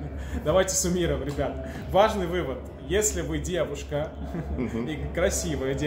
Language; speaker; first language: Russian; native; Russian